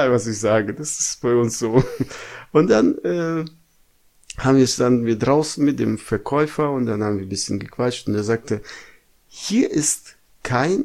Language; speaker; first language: German; non-native, fluent; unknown